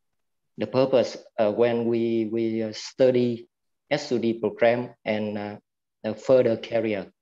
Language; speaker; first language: English; non-native, fluent; Vietnamese